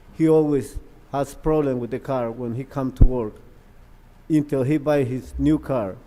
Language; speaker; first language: English; non-native, learner; Spanish